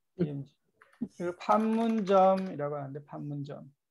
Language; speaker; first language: Korean; native; Korean